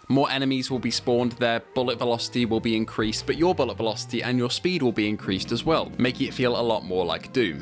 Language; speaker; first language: English; native; English